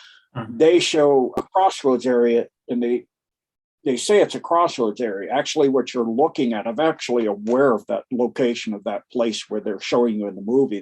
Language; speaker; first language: English; native; English